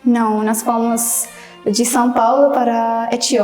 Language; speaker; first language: Portuguese; non-native, fluent; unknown